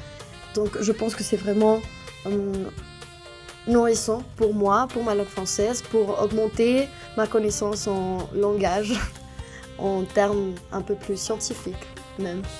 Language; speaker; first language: French; non-native, fluent; Spanish